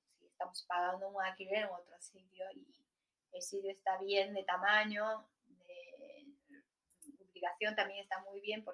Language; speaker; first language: Spanish; non-native, fluent; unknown